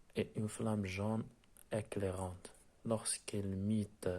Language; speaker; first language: French; non-native, local second language; Arabic